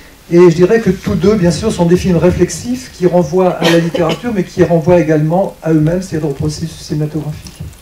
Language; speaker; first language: French; native; French